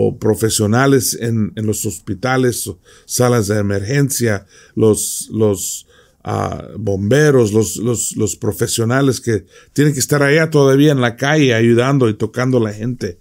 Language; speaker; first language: Spanish; non-native, fluent; English